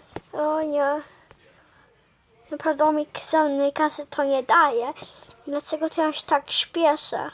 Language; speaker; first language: Polish; early bilingual, heritage; Polish